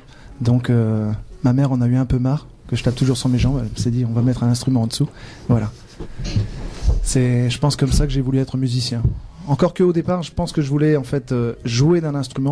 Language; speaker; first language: French; native; French